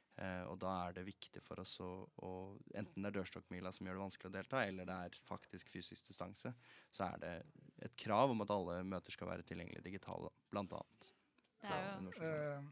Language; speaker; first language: Norwegian; native; Norwegian